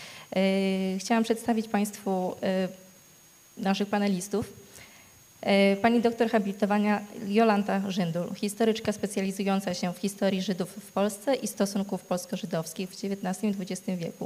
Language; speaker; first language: Polish; native; Polish